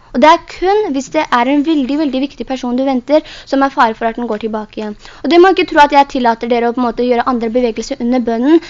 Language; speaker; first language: Norwegian; early bilingual, other home language; Urdu